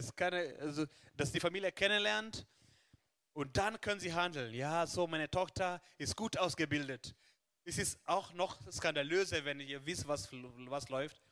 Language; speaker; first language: German; non-native, fluent; Swahili